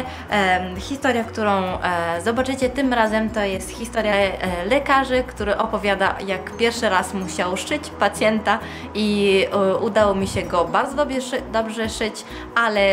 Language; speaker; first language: Polish; early bilingual, heritage; Polish